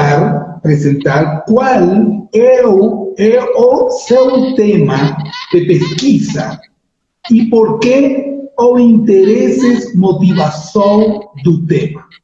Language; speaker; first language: Portuguese; non-native, learner; Spanish